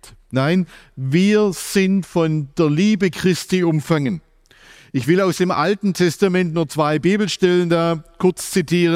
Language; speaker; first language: German; native; German